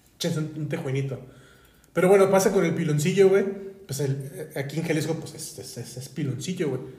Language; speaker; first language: Spanish; native; Spanish